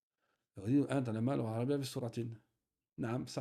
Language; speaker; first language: Arabic; non-native, fluent; French